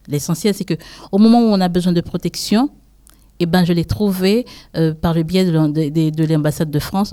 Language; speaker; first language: French; non-native, local second language; Haitian Creole